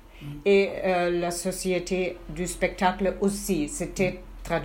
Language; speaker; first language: French; non-native, fluent; German